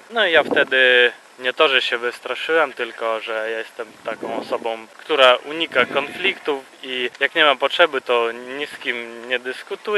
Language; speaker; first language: Polish; non-native, fluent; Russian